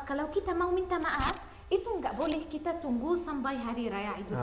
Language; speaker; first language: Indonesian; non-native, learner; Arabic